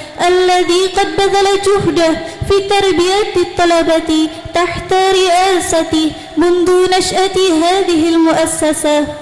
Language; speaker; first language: Arabic; non-native, learner; Indonesian